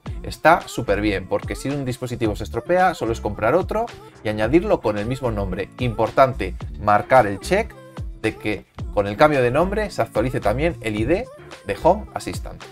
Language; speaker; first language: Spanish; native; Spanish